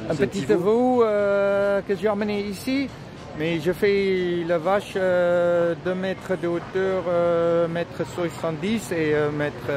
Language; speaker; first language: French; non-native, learner; Dutch